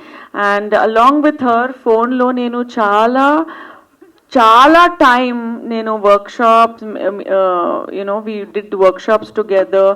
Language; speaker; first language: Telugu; non-native, learner; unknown